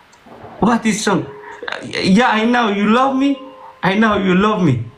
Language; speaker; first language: English; non-native, learner; Oromo